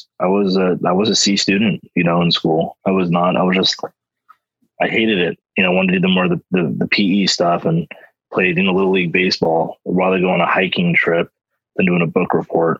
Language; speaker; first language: English; native; English